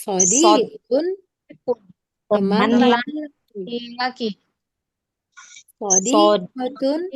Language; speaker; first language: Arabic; non-native, learner; Indonesian